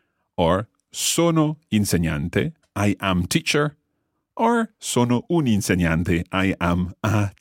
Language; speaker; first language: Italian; non-native, fluent; English